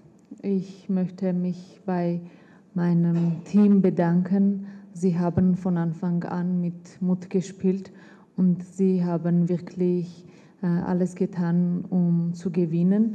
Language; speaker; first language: German; non-native, fluent; Armenian